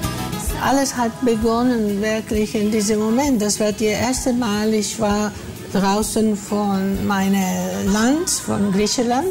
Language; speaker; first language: German; non-native, fluent; Greek